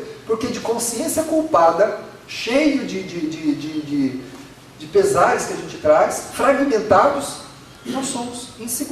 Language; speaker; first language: Portuguese; native; Portuguese